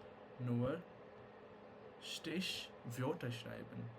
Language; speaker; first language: German; non-native, fluent; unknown